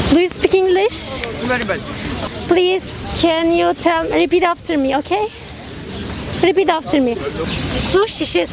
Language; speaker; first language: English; non-native, learner; Turkish